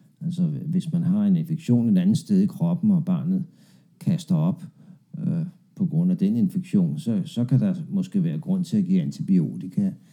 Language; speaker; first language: Danish; native; Danish